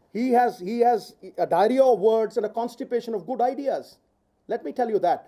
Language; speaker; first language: English; non-native, local second language; Punjabi